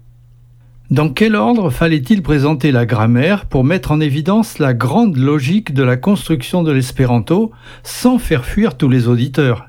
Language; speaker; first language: French; native; French